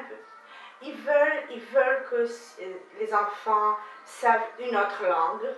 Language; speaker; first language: French; non-native, learner; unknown